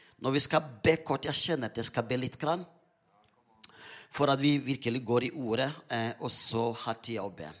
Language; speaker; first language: Norwegian; non-native, fluent; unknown